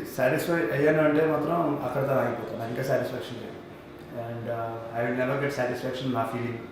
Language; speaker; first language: Telugu; native; Telugu